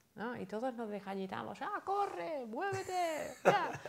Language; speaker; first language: Spanish; native; Spanish